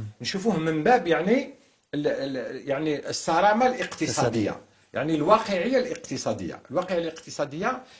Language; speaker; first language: Arabic; native; Arabic